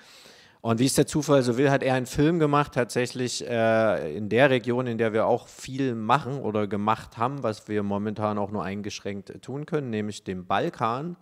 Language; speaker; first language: German; native; German